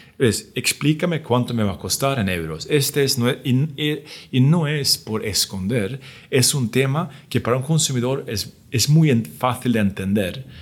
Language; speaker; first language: Spanish; non-native, fluent; Swedish